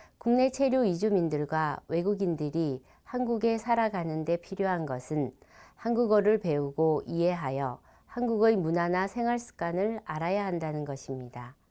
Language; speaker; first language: Korean; native; Korean